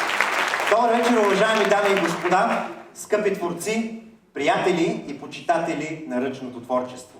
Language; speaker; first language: Bulgarian; native; Bulgarian